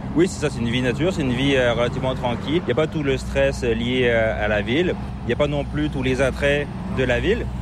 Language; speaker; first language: French; native; French